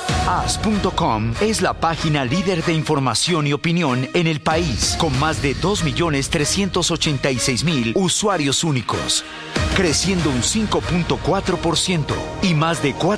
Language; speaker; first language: Spanish; native; Spanish